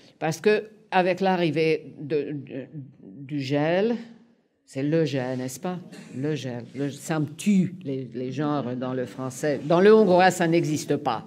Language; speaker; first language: French; non-native, fluent; Hungarian